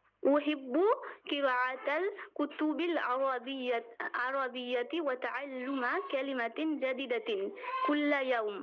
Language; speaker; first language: Arabic; non-native, learner; Bangla